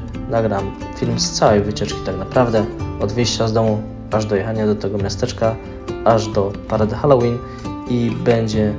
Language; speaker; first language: Polish; native; Polish